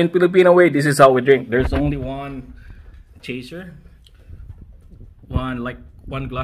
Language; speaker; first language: English; non-native, local second language; Filipino